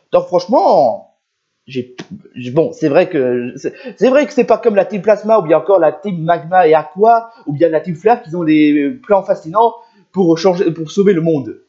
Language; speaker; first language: French; native; French